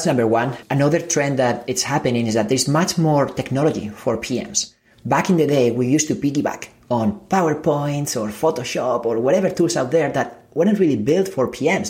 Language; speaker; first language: English; non-native, fluent; Spanish